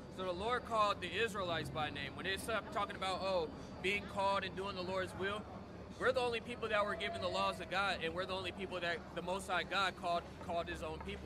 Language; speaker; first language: English; native; English